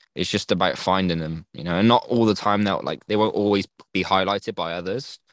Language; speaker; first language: English; native; English